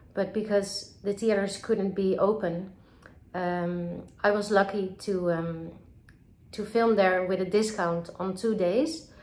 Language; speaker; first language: English; non-native, fluent; Dutch